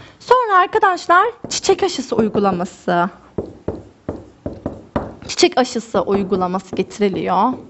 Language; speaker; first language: Turkish; native; Turkish